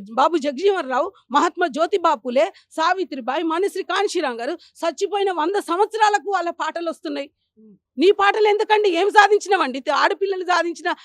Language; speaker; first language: Telugu; native; Telugu